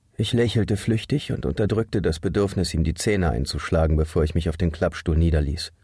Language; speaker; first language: German; native; German